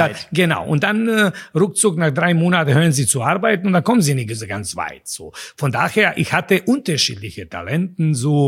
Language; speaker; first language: German; non-native, fluent; Bosnian